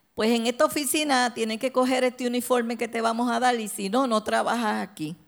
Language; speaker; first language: Spanish; native; Spanish